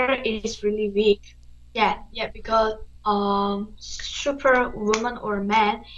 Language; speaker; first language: English; non-native, learner; Korean